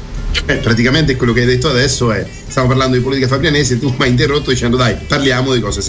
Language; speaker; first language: Italian; native; Italian